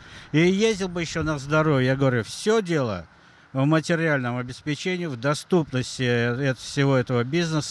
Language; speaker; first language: Russian; native; Russian